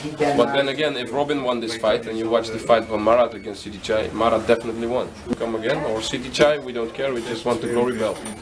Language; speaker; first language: English; non-native, fluent; Dutch